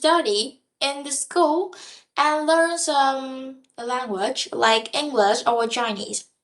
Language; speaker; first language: English; non-native, learner; Vietnamese